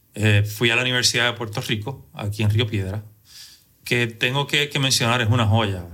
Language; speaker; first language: Spanish; native; Spanish